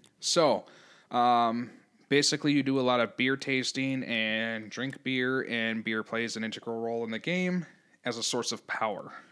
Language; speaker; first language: English; native; English